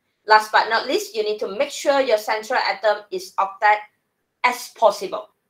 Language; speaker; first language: English; non-native, local second language; Malay